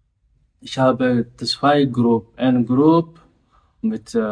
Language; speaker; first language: German; non-native, learner; Somali